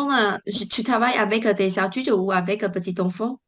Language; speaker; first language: French; non-native, learner; Chinese